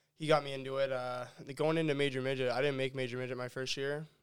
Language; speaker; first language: English; native; English